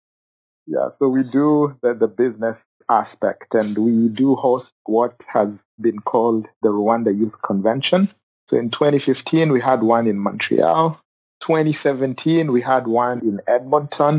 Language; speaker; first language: English; non-native, local second language; Kinyarwanda